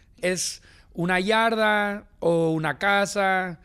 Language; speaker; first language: Spanish; early bilingual, heritage; Spanish